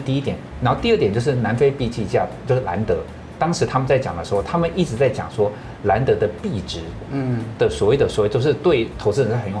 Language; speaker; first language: Chinese; native; Chinese